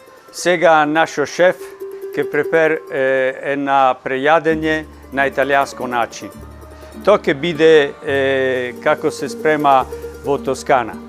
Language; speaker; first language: Macedonian; non-native, learner; Italian